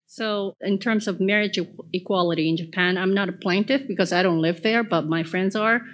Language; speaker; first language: English; early bilingual, other home language; Korean